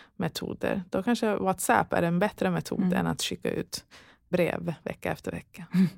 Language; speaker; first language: Swedish; early bilingual, other home language; Persian